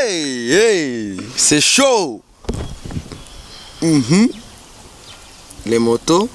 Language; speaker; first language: French; non-native, local second language; Rundi